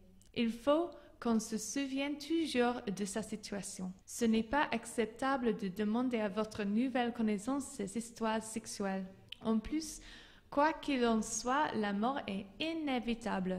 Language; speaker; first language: French; non-native, learner; English